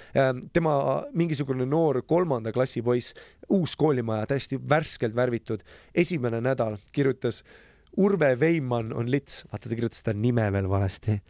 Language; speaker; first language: Estonian; native; Estonian